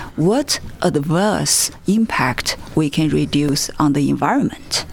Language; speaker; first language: English; non-native, fluent; Chinese